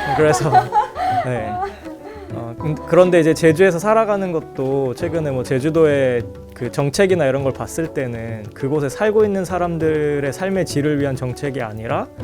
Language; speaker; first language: Korean; native; Korean